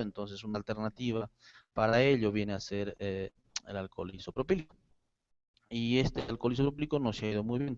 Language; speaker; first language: Spanish; native; Spanish